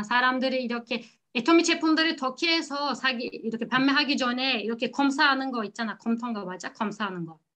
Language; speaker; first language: Korean; non-native, learner; Turkish